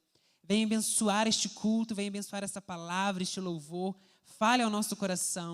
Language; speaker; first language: Portuguese; native; Portuguese